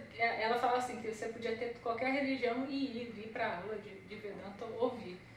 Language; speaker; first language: Portuguese; native; Portuguese